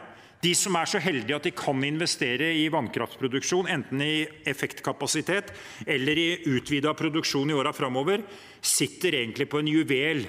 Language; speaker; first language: Norwegian; native; Norwegian